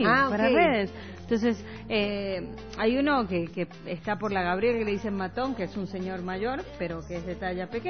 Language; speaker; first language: Spanish; native; Spanish